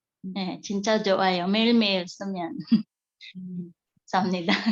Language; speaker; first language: Korean; non-native, learner; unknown